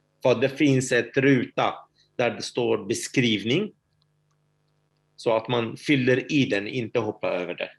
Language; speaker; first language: Swedish; non-native, fluent; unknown